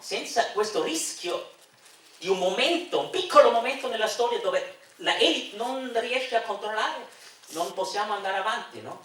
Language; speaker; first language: Italian; non-native, fluent; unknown